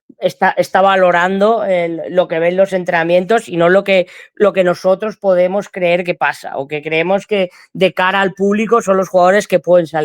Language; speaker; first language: Spanish; native; Spanish